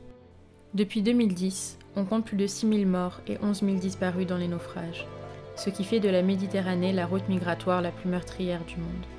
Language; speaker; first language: French; native; French